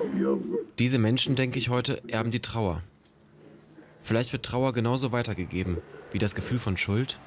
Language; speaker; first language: German; native; German